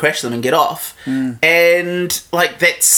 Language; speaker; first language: English; native; English